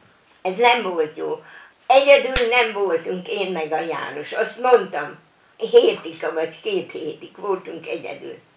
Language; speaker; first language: Hungarian; non-native, local second language; German